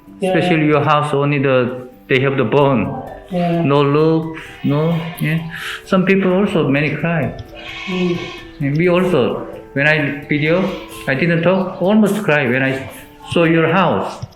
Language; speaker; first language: English; non-native, learner; Korean